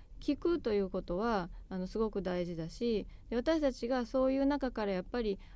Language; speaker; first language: Japanese; native; Japanese